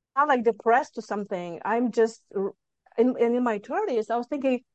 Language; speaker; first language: English; non-native, fluent; Lithuanian